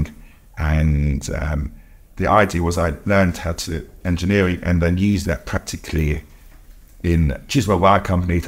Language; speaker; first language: English; native; English